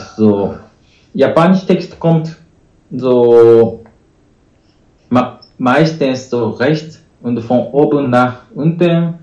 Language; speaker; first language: German; non-native, learner; Japanese